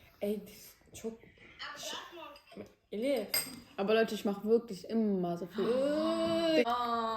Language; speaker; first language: German; early bilingual, other home language; Turkish